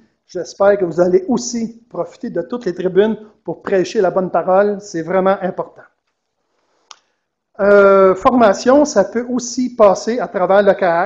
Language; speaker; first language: French; native; French